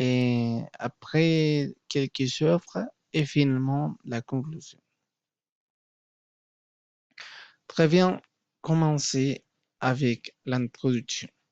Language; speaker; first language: French; non-native, learner; Spanish